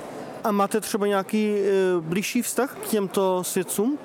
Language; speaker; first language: Czech; native; Czech